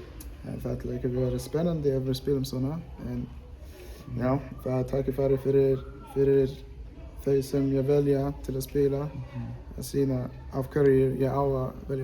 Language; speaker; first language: Icelandic; non-native, learner; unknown